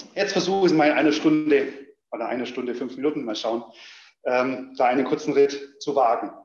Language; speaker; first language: German; native; German